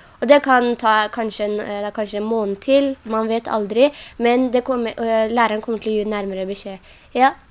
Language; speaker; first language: Norwegian; non-native, local second language; Urdu